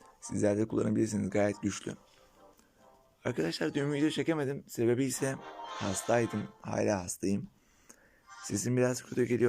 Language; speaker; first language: Turkish; native; Turkish